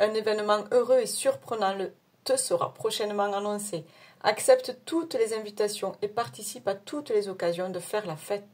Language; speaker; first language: French; native; French